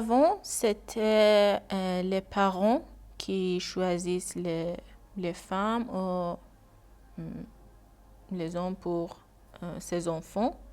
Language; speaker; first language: French; non-native, learner; Persian